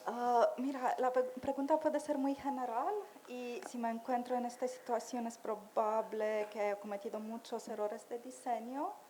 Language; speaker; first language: Spanish; non-native, fluent; English